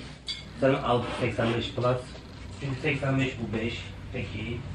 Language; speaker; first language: Turkish; non-native, learner; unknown